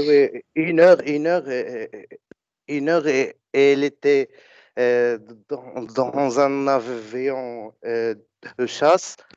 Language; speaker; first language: French; non-native, learner; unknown